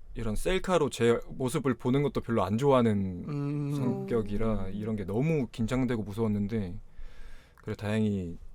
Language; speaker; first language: Korean; native; Korean